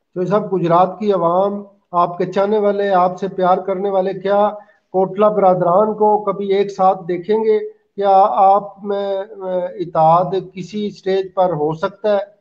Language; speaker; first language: Urdu; non-native, local second language; Punjabi